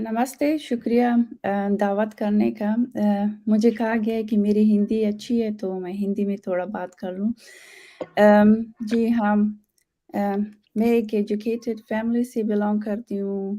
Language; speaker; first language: Hindi; non-native, fluent; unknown